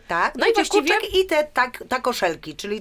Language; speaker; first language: Polish; native; Polish